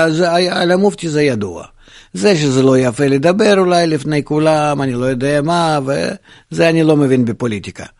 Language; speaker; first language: Hebrew; non-native, fluent; Russian